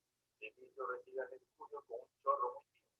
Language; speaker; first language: Spanish; native; Spanish